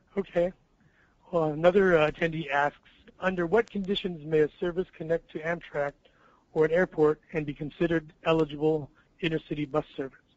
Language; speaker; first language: English; native; English